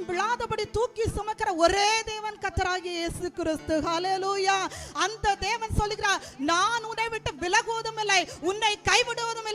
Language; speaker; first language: Tamil; native; Tamil